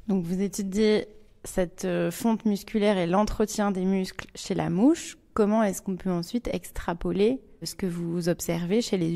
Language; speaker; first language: French; native; French